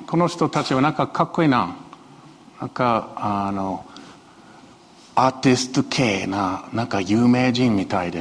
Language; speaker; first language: Japanese; non-native, fluent; Chinese